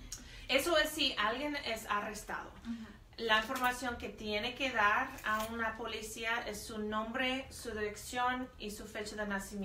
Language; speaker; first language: Spanish; non-native, fluent; English